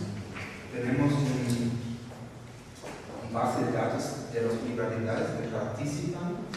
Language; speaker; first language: Spanish; non-native, fluent; German